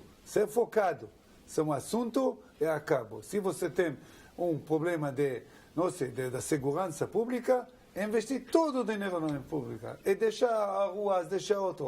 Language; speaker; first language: Portuguese; non-native, learner; Hebrew